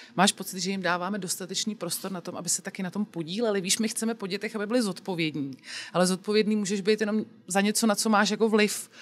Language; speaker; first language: Czech; native; Czech